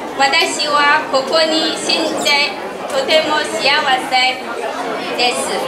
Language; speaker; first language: Japanese; non-native, learner; Chinese